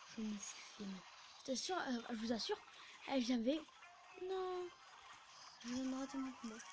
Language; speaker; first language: French; native; French